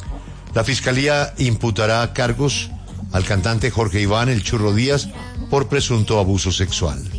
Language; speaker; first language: Spanish; native; Spanish